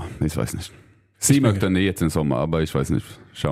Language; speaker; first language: German; non-native, learner; Swedish